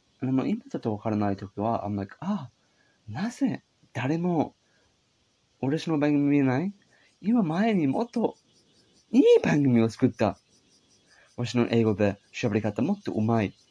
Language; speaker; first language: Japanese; non-native, learner; English